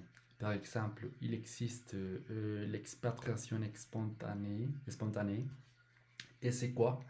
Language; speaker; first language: French; non-native, learner; Spanish